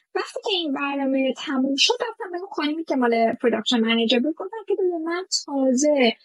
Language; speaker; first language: Persian; native; Persian